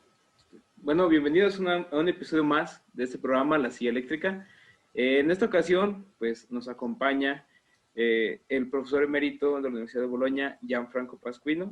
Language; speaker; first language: Spanish; native; Spanish